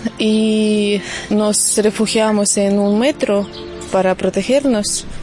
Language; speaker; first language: Spanish; non-native, fluent; Russian